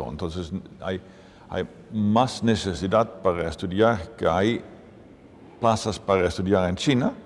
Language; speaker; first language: Spanish; non-native, fluent; Dutch